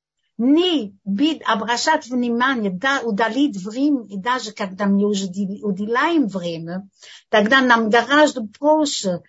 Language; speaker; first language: Russian; non-native, fluent; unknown